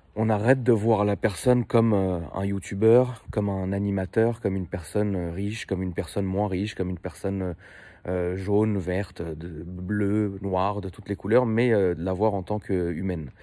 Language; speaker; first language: French; native; French